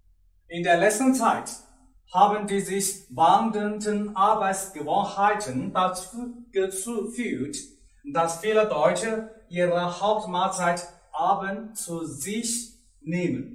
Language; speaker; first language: German; non-native, learner; Chinese